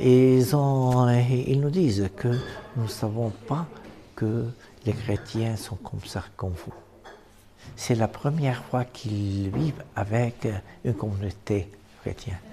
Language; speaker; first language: French; non-native, local second language; Arabic